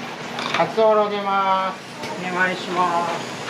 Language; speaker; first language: Japanese; native; Japanese